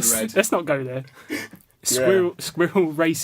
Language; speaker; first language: English; native; English